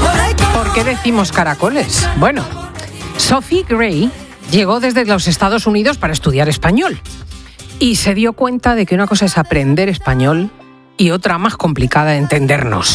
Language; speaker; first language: Spanish; native; Spanish